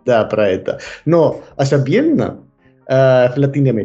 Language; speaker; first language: Russian; non-native, learner; Spanish